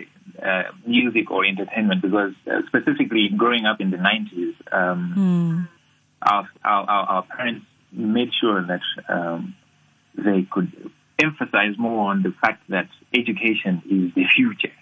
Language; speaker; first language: English; non-native, local second language; Nyanja